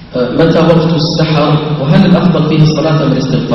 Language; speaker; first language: Arabic; native; Arabic